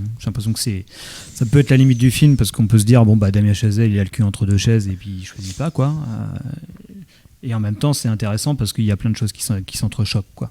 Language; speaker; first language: French; native; French